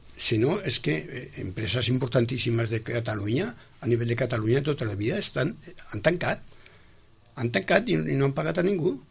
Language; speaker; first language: Catalan; non-native, local second language; Spanish